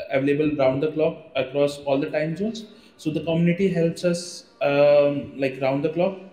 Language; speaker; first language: English; non-native, local second language; Hindi